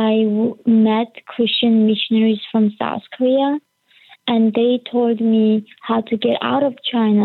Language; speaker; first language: English; early bilingual, other home language; Korean